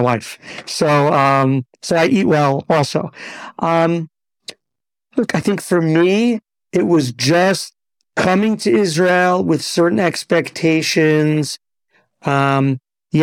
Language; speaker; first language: English; native; English